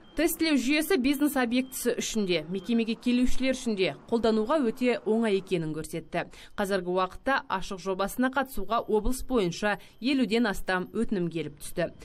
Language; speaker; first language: Kazakh; native; Kazakh